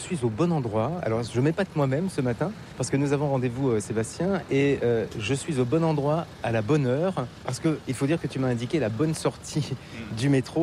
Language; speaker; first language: French; native; French